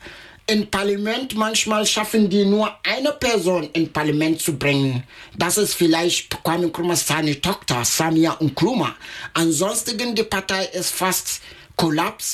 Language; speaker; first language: German; non-native, learner; Akan